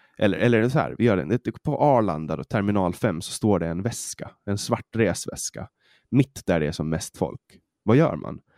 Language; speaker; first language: Swedish; native; Swedish